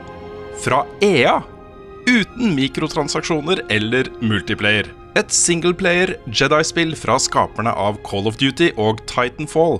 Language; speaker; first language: Norwegian; native; Norwegian